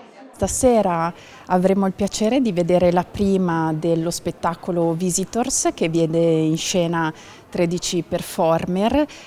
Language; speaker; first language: Italian; native; Italian